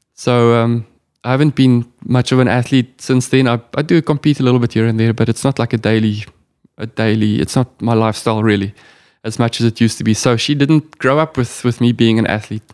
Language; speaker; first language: English; non-native, local second language; Afrikaans